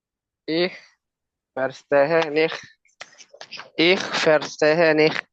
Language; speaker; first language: German; non-native, learner; Indonesian